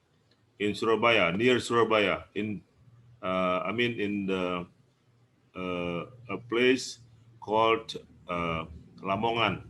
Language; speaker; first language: English; non-native, learner; Indonesian